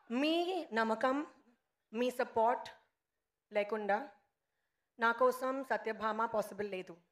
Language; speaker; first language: Telugu; non-native, learner; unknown